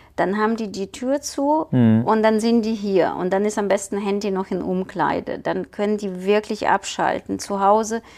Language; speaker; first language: German; non-native, fluent; Ukrainian